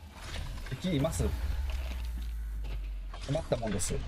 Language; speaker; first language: Japanese; native; Japanese